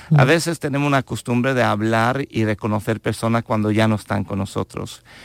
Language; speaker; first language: Spanish; non-native, fluent; Swedish